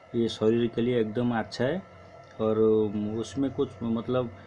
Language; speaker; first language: Hindi; non-native, local second language; Odia